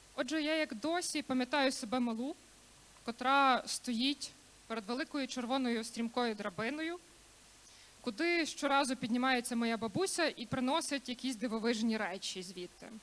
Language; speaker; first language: Ukrainian; native; Ukrainian